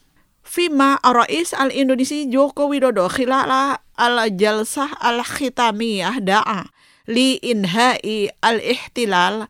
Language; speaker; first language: Arabic; non-native, fluent; Indonesian